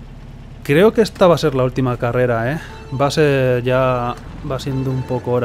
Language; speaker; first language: Spanish; native; Spanish